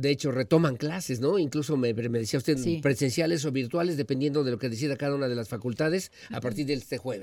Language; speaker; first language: Spanish; native; Spanish